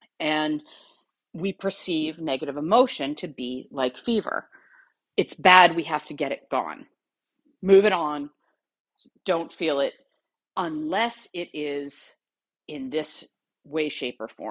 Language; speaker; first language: English; native; English